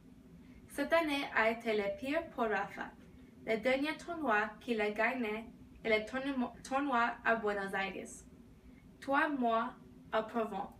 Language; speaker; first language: French; non-native, learner; English